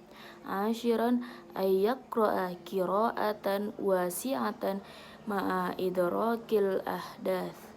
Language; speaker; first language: Arabic; non-native, learner; Indonesian